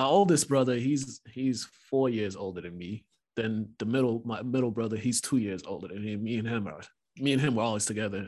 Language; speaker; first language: English; early bilingual, other home language; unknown